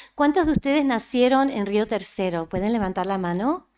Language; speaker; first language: Spanish; early bilingual, heritage; Spanish